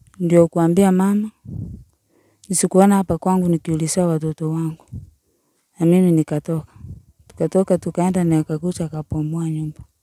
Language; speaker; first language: Swahili; non-native, local second language; Gusii